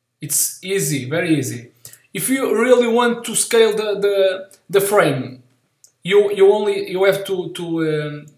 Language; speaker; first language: English; non-native, learner; Portuguese